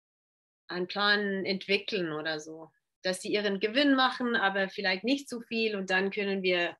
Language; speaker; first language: German; non-native, fluent; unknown